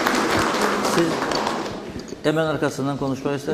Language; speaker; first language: Turkish; native; Turkish